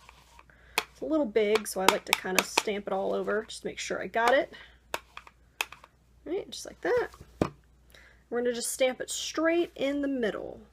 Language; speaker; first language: English; native; English